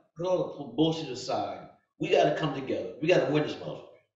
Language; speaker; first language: English; native; English